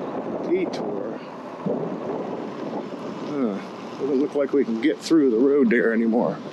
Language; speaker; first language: English; native; English